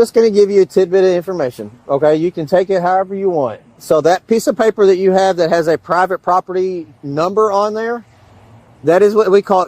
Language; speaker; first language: English; native; English